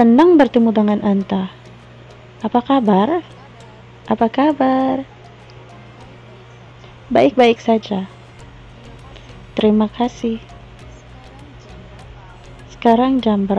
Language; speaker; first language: Indonesian; non-native, learner; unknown